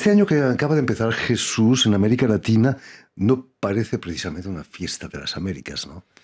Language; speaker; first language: Spanish; native; Spanish